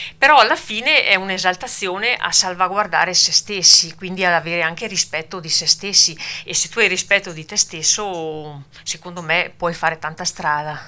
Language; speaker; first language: Italian; native; Italian